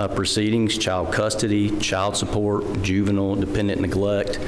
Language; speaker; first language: English; native; English